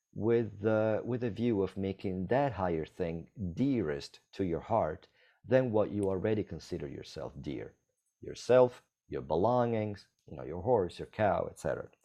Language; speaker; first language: English; non-native, fluent; Italian